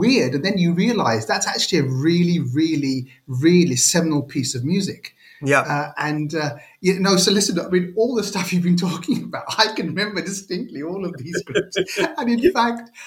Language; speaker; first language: English; native; English